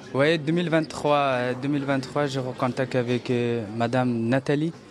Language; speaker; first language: French; non-native, learner; Persian